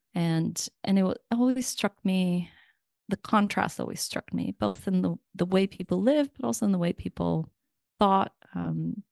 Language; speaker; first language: English; non-native, fluent; Russian